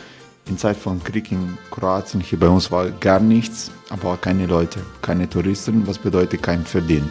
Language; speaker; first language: German; non-native, learner; Croatian